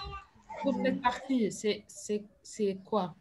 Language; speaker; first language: French; non-native, fluent; Arabic